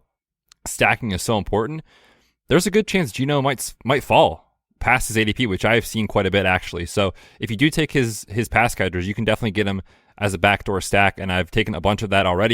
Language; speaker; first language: English; native; English